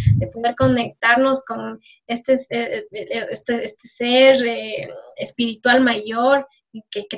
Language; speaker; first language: Spanish; native; Spanish